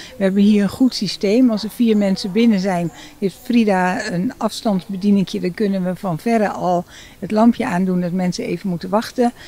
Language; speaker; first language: Dutch; native; Dutch